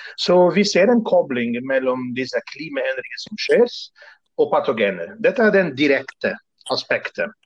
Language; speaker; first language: Norwegian; non-native, fluent; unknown